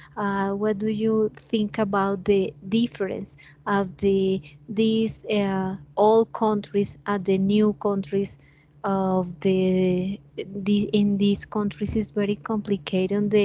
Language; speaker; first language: English; non-native, learner; Spanish